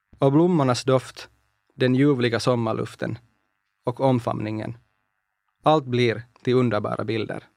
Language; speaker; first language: Swedish; non-native, local second language; Finnish